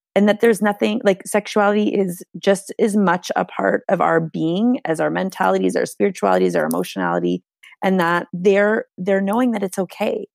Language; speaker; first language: English; non-native, fluent; Hungarian